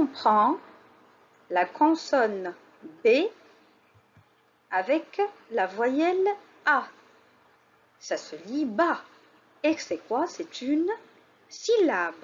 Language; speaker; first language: French; non-native, local second language; Arabic